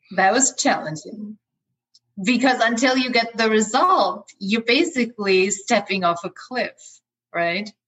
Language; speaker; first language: English; non-native, fluent; German